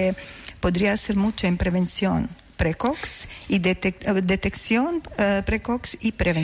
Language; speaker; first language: Spanish; non-native, learner; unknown